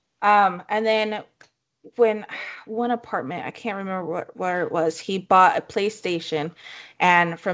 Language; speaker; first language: English; native; English